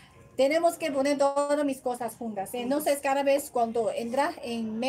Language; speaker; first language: Spanish; non-native, learner; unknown